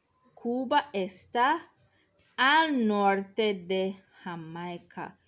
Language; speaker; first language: Spanish; non-native, fluent; English